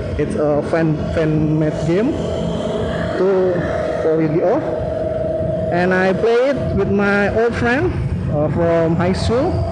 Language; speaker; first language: English; non-native, learner; Indonesian